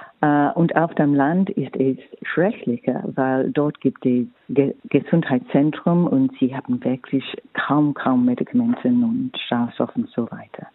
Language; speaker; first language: German; non-native, fluent; English